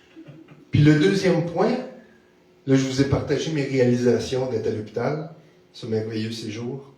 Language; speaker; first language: French; native; French